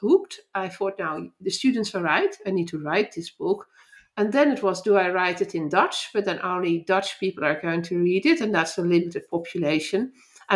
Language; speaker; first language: English; non-native, fluent; Dutch